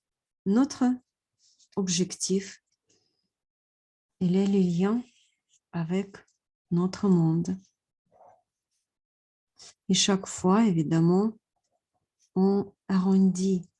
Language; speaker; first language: French; non-native, fluent; Russian